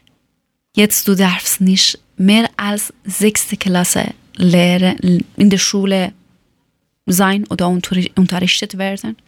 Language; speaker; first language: German; non-native, fluent; Persian